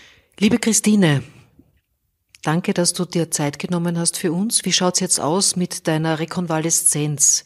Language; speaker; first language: German; native; German